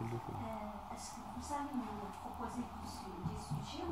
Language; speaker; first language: French; non-native, local second language; Arabic